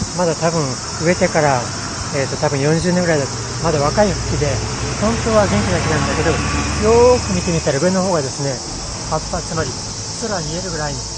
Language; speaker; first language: Japanese; native; Japanese